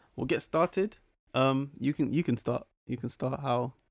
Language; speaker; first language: English; early bilingual, other home language; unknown